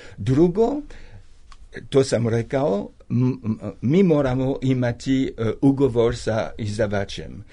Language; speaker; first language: Serbian; non-native, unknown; French